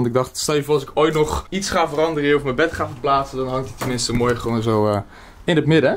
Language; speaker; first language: Dutch; native; Dutch